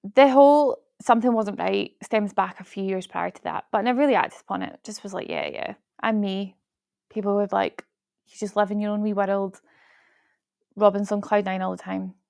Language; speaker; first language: English; native; English